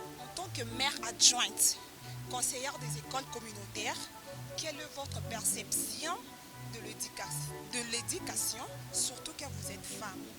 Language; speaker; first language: French; non-native, local second language; Lingala